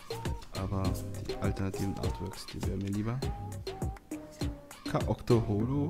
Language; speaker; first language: German; native; German